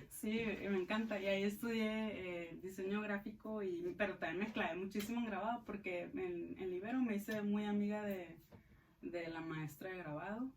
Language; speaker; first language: Spanish; native; Spanish